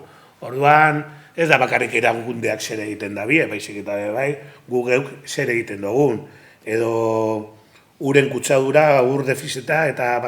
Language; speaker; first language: Basque; native; Basque